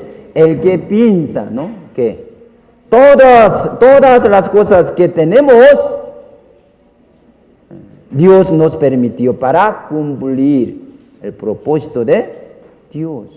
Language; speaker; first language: Spanish; non-native, learner; Korean